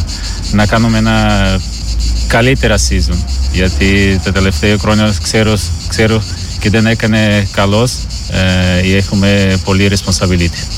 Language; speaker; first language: Greek; non-native, learner; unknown